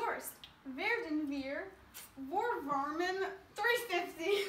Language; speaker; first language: German; non-native, learner; English